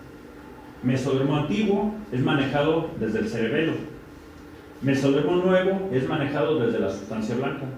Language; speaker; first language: Spanish; native; Spanish